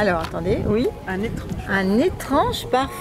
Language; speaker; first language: French; native; French